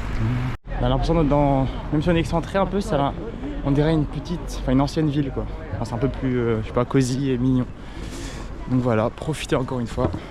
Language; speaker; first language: French; native; French